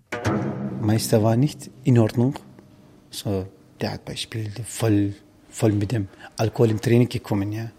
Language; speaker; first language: German; non-native, fluent; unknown